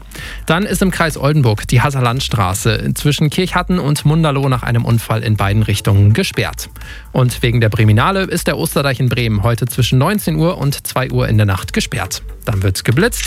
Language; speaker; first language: German; native; German